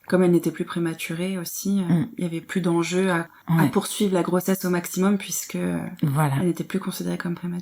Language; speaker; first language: French; native; French